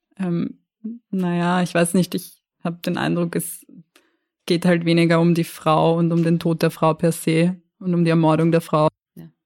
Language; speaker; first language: German; native; German